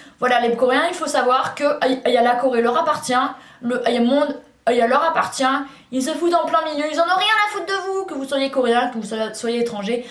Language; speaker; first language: French; native; French